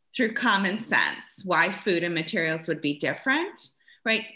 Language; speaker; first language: English; early bilingual, other home language; German